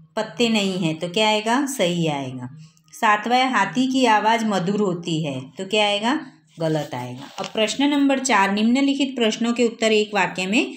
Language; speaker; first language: Hindi; non-native, local second language; Gujarati